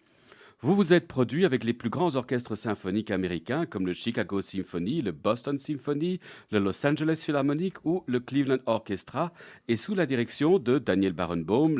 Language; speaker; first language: French; native; French